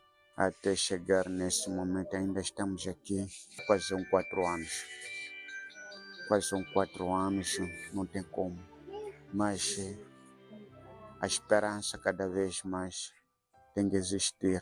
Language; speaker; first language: Portuguese; non-native, local second language; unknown